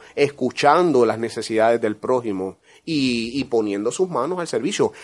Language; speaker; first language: Spanish; native; Spanish